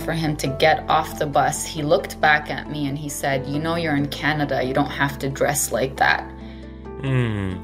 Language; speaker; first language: English; non-native, fluent; Arabic